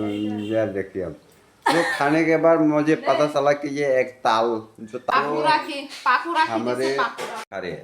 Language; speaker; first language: Hindi; non-native, local second language; Kok Borok